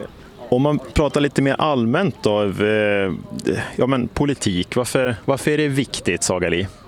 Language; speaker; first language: Swedish; native; Swedish